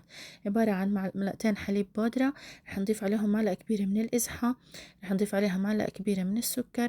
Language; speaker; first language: Arabic; native; Arabic